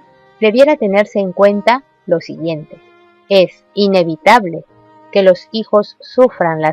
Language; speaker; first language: Spanish; native; Spanish